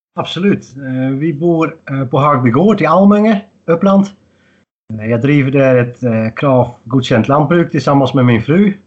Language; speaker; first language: Swedish; non-native, fluent; Dutch